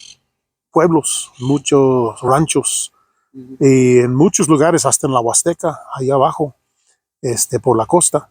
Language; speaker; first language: Spanish; non-native, fluent; English